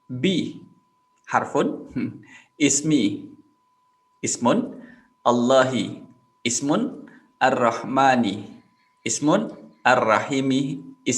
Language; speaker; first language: Arabic; non-native, fluent; Indonesian